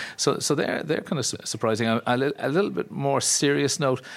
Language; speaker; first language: English; native; English